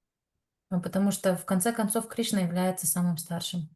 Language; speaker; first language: Russian; native; Russian